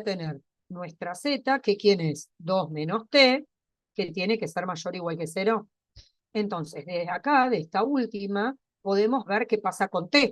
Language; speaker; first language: Spanish; native; Spanish